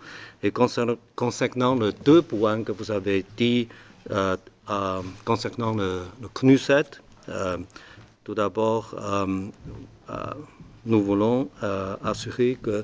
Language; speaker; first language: French; non-native, learner; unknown